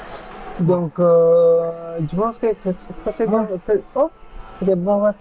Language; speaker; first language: French; non-native, fluent; Spanish